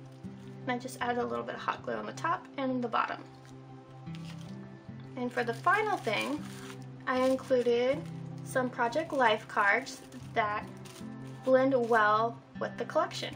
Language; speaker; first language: English; native; English